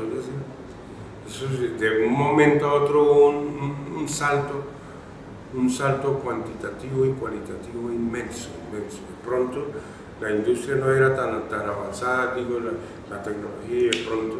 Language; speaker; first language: Spanish; native; Spanish